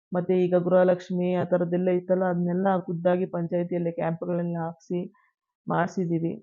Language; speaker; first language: Kannada; native; Kannada